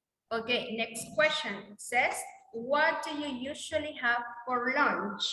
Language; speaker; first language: English; non-native, learner; Spanish